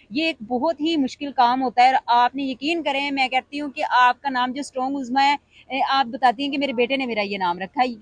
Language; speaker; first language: Urdu; non-native, local second language; Punjabi